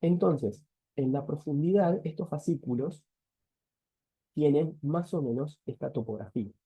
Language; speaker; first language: Spanish; native; Spanish